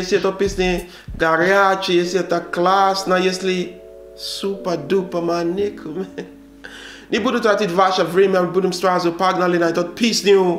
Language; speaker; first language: Russian; non-native, learner; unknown